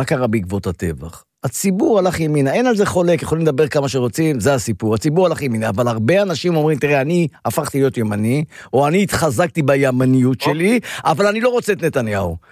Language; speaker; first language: Hebrew; native; Hebrew